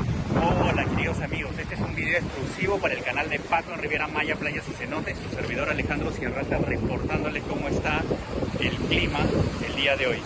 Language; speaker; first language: Spanish; native; Spanish